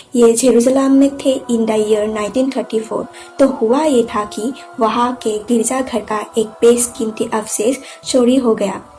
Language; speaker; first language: Hindi; non-native, local second language; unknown